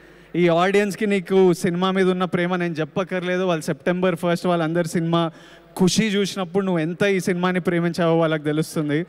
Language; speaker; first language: Telugu; native; Telugu